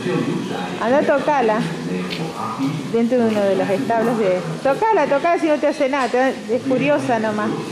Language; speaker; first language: Spanish; native; Spanish